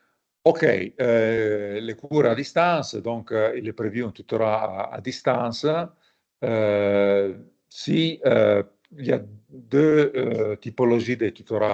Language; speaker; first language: French; non-native, fluent; Italian